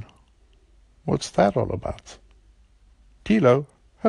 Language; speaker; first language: English; non-native, fluent; Norwegian